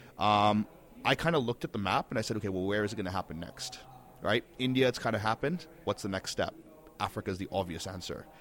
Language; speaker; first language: English; native; English